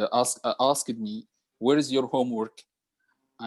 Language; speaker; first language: English; non-native, learner; Arabic